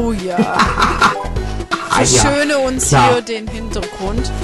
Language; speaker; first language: German; native; German